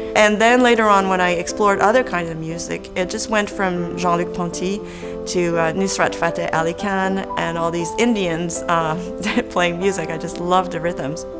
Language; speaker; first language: English; native; English